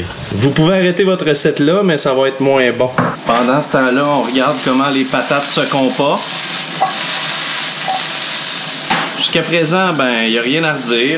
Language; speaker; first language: French; native; French